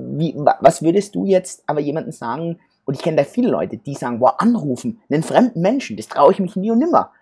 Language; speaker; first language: German; native; German